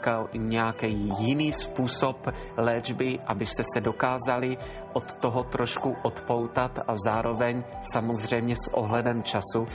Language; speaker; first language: Czech; native; Czech